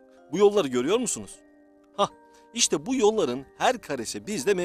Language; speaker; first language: Turkish; native; Turkish